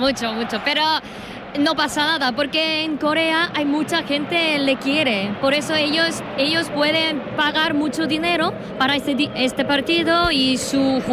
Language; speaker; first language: Spanish; non-native, learner; Korean